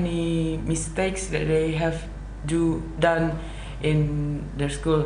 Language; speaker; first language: English; non-native, learner; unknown